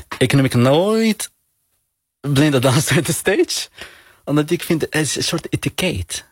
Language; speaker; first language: Dutch; non-native, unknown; Arabic